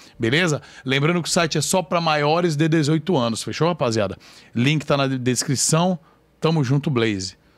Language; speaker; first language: Portuguese; native; Portuguese